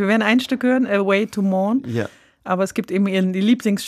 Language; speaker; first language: German; native; German